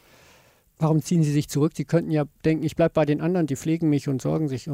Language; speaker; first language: German; native; German